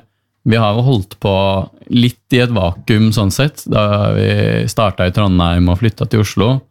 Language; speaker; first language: Norwegian; native; Norwegian